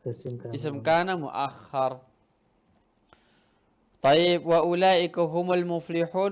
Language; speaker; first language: Arabic; non-native, fluent; Indonesian